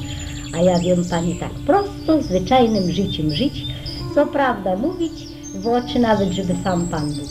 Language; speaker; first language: Polish; non-native, local second language; Romany